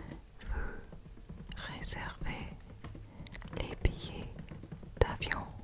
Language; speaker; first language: French; non-native, learner; English